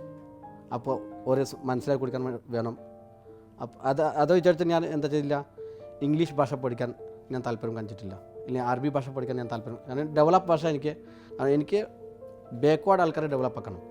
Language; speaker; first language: Malayalam; non-native, local second language; Assamese